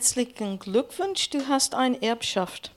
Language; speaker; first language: German; non-native, learner; English